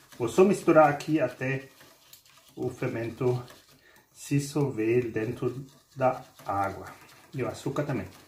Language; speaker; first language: Portuguese; non-native, fluent; German